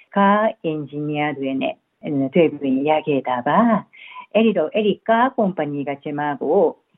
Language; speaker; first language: Burmese; non-native, fluent; Japanese